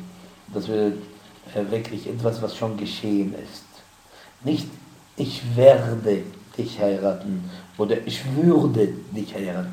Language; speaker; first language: German; non-native, fluent; Arabic